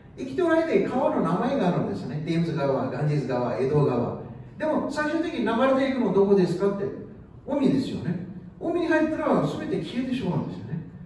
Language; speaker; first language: Japanese; non-native, fluent; Urdu